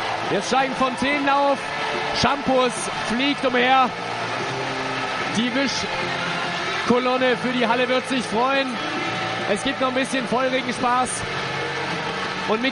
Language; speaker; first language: German; native; German